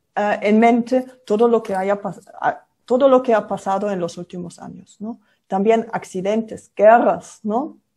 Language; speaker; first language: Spanish; non-native, fluent; German